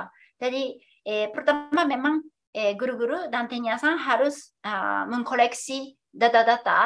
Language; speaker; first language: Indonesian; non-native, fluent; Japanese